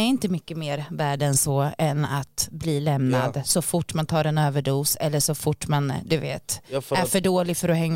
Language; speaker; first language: Swedish; native; Swedish